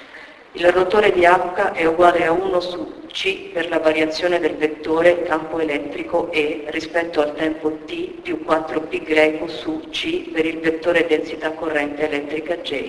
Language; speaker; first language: Italian; native; Italian